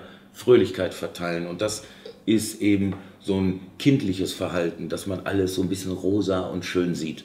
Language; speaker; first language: German; native; German